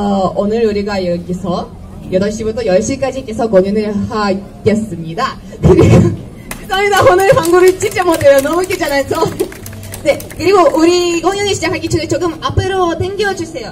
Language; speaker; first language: Korean; non-native, fluent; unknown